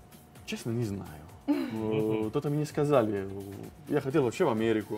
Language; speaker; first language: Russian; non-native, fluent; Italian